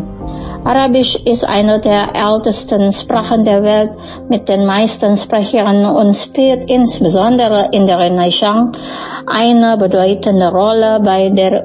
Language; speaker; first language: German; non-native, fluent; Indonesian